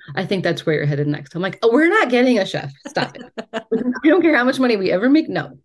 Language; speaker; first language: English; native; English